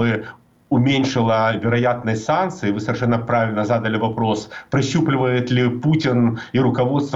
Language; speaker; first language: Russian; native; Russian